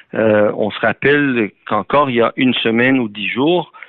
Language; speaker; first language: French; early bilingual, other home language; Persian